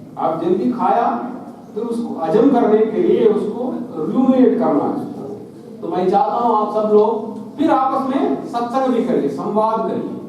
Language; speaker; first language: Hindi; non-native, local second language; Telugu